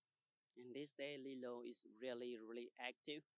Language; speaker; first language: English; non-native, learner; Khmer